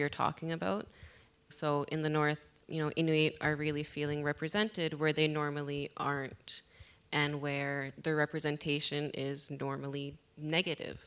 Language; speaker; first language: English; native; English